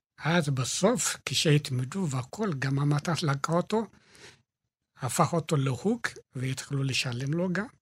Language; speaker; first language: Hebrew; non-native, fluent; Amharic